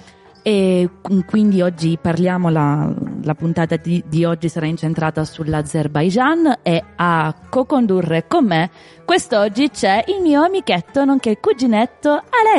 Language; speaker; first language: Italian; native; Italian